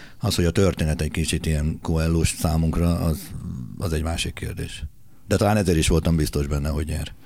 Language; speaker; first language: Hungarian; native; Hungarian